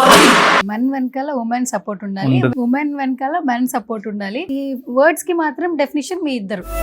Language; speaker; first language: Telugu; native; Telugu